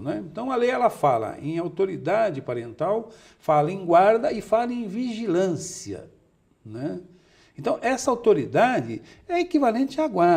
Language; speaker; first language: Portuguese; native; Portuguese